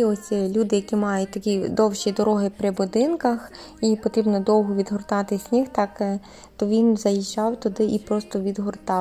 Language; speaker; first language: Ukrainian; native; Ukrainian